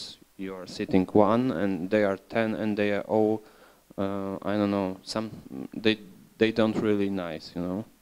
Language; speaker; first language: English; non-native, learner; Polish